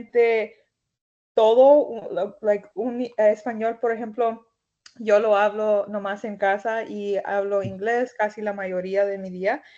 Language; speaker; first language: Spanish; early bilingual, heritage; Spanish